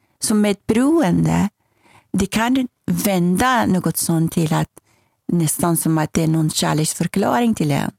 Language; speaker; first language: Swedish; non-native, fluent; Persian